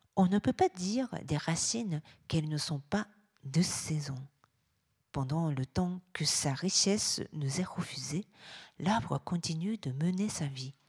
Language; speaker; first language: French; non-native, fluent; Japanese